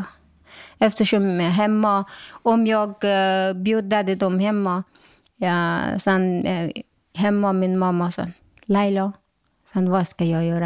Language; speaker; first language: Swedish; non-native, local second language; Persian